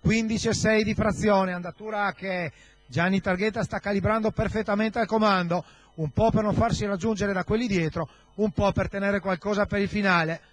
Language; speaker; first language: Italian; native; Italian